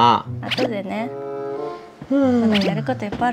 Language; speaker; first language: Japanese; native; Japanese